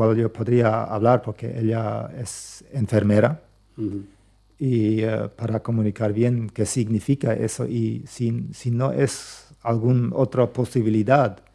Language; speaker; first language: Spanish; non-native, local second language; Plautdietsch